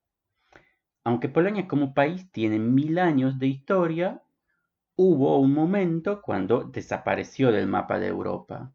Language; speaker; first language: Spanish; non-native, fluent; Polish